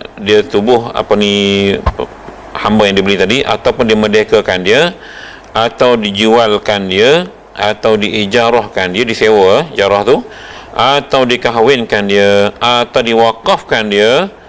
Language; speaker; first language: Malay; native; Malay